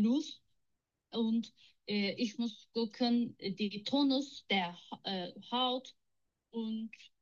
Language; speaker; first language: German; non-native, learner; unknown